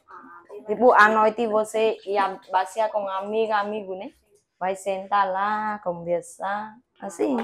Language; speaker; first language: Portuguese; non-native, learner; Vietnamese